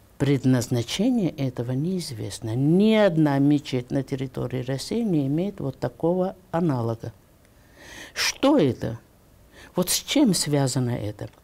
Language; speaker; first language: Russian; non-native, local second language; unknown